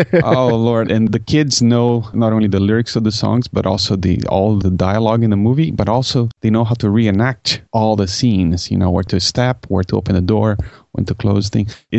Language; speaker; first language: English; non-native, fluent; Portuguese